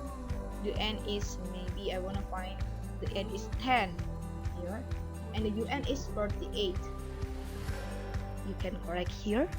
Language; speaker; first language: English; non-native, learner; Indonesian